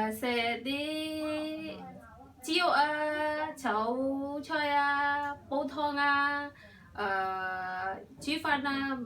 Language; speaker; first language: Cantonese; non-native, learner; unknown